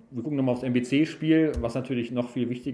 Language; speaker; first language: German; native; German